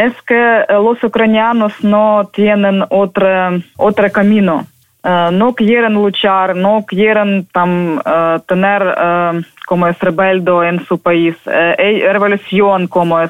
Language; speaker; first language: Spanish; non-native, learner; Ukrainian